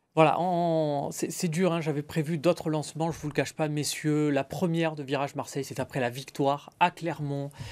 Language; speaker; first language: French; native; French